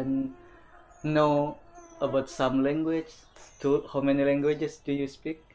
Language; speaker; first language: English; non-native, learner; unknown